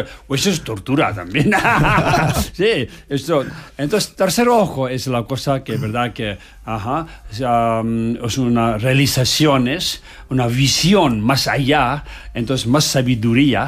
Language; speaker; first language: Spanish; non-native, learner; Tibetan